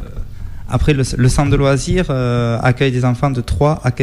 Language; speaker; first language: French; native; French